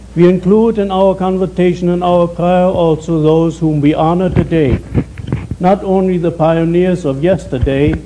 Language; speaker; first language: English; non-native, fluent; German